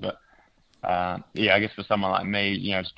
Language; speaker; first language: English; native; English